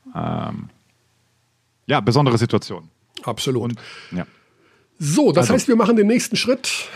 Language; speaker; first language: German; native; German